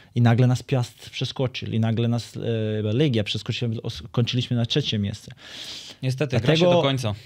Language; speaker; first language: Polish; non-native, fluent; Serbian